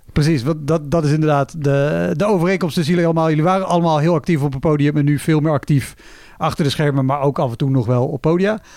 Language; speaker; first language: Dutch; native; Dutch